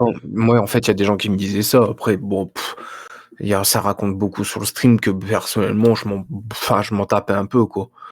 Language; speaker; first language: French; native; French